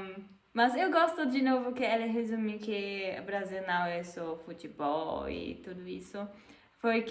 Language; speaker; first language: Portuguese; non-native, fluent; German